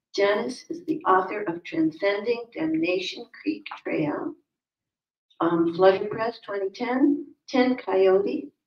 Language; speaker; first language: English; native; English